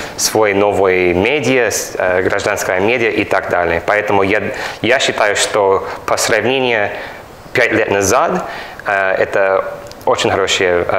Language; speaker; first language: Russian; non-native, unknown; English